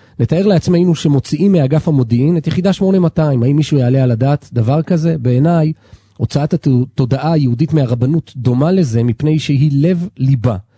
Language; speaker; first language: Hebrew; native; Hebrew